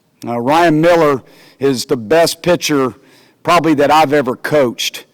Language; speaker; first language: English; native; English